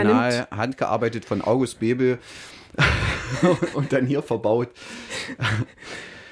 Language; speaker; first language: German; native; German